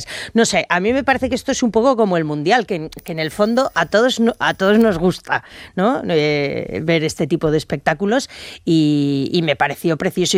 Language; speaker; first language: Spanish; native; Spanish